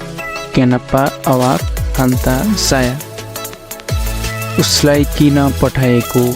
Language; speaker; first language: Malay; non-native, fluent; Nepali